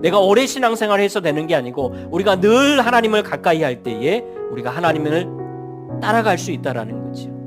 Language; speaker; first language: Korean; native; Korean